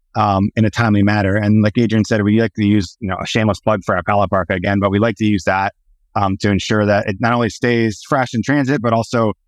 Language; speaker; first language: English; native; English